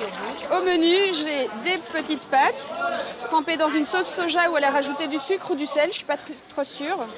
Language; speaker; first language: French; native; French